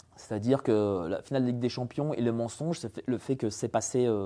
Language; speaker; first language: French; early bilingual, other home language; Polish